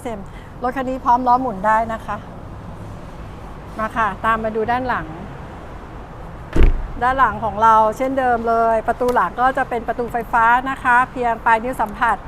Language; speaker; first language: Thai; native; Thai